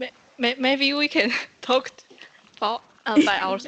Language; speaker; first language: English; non-native, learner; Chinese